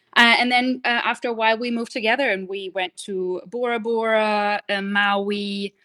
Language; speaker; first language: English; non-native, fluent; German